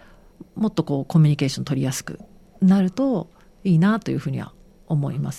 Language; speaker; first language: Japanese; native; Japanese